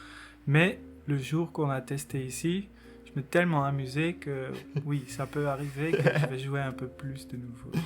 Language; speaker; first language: French; non-native, local second language; Dutch